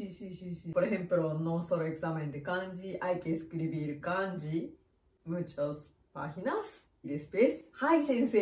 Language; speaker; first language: Spanish; non-native, learner; Japanese